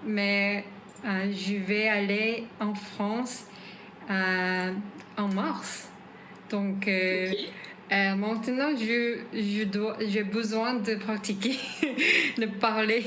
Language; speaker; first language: French; non-native, learner; Korean